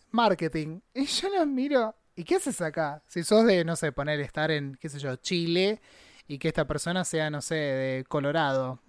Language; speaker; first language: Spanish; native; Spanish